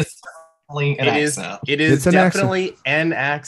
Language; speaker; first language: English; native; English